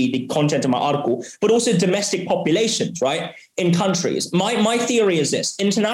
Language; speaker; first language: English; non-native, local second language; Cantonese